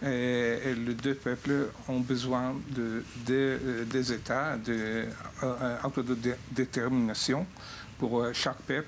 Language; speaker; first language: French; non-native, fluent; Hebrew